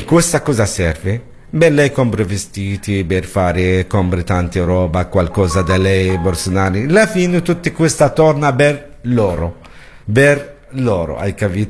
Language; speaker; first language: Italian; non-native, learner; Arabic